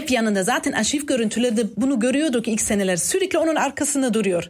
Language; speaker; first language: Turkish; non-native, fluent; German